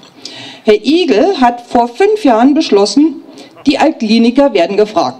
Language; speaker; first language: German; native; German